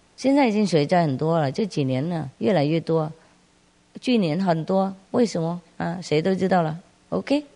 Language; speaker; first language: Chinese; non-native, fluent; Vietnamese